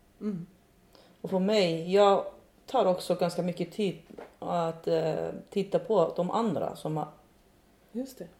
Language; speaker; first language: Swedish; non-native, fluent; Icelandic